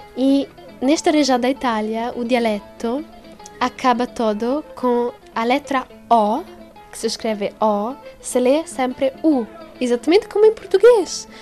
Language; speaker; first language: Portuguese; non-native, learner; Italian